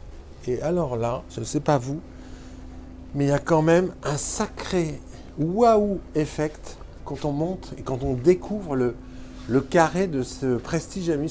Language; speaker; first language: French; native; French